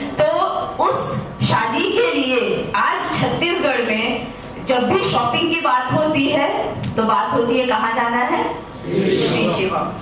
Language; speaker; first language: Hindi; native; Hindi